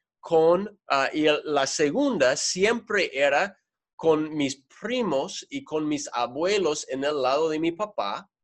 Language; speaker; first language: Spanish; non-native, fluent; English